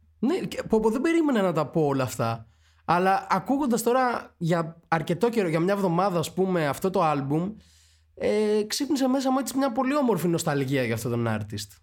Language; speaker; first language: Greek; native; Greek